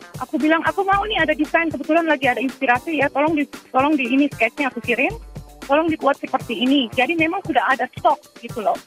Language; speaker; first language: Indonesian; native; Indonesian